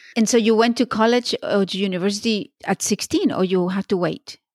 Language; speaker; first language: English; non-native, fluent; Spanish